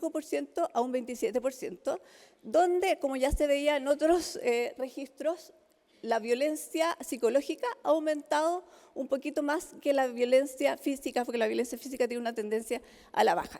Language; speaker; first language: Spanish; native; Spanish